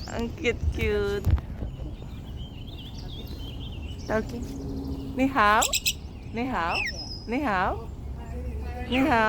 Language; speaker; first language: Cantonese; non-native, learner; Filipino